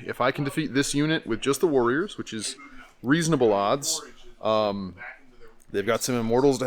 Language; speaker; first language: English; native; English